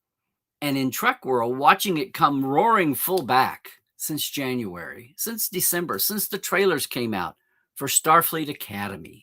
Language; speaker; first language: English; native; English